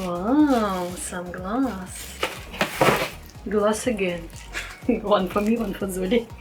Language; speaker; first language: English; non-native, learner; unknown